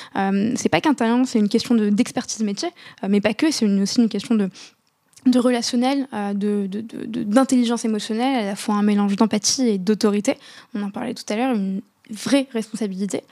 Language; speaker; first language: French; non-native, local second language; Arabic